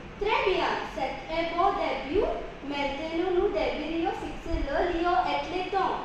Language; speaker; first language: French; non-native, learner; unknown